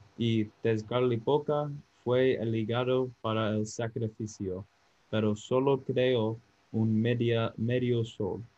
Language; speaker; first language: Spanish; non-native, learner; English